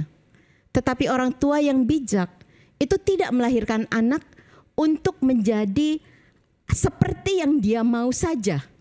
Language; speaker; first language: Indonesian; native; Indonesian